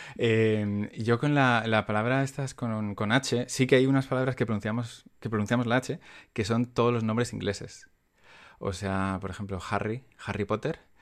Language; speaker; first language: Spanish; native; Spanish